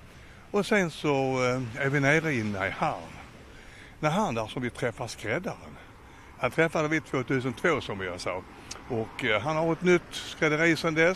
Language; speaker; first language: Swedish; native; Swedish